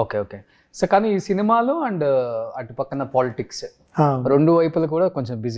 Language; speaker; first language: Telugu; native; Telugu